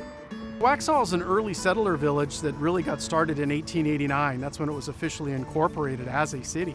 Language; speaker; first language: English; native; English